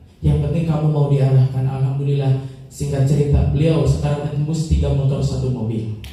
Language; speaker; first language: Indonesian; native; Indonesian